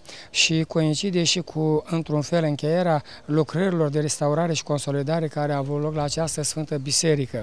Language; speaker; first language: Romanian; native; Romanian